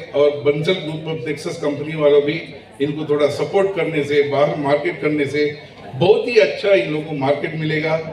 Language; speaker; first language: Hindi; non-native, local second language; Kannada